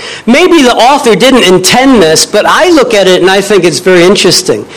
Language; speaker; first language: English; native; English